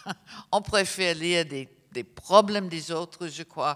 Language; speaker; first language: French; non-native, fluent; English